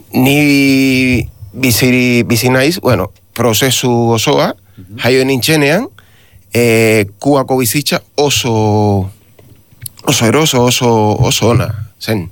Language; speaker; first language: Basque; non-native, learner; Spanish